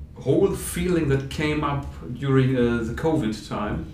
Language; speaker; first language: English; non-native, fluent; German